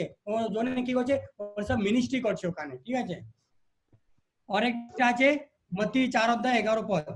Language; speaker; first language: Bangla; non-native, local second language; Hindi